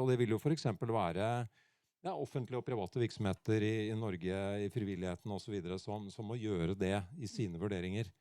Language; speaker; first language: Norwegian; native; Norwegian